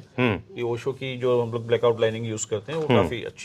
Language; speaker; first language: Hindi; native; Hindi